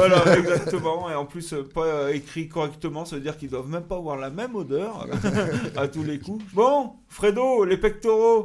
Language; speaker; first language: French; native; French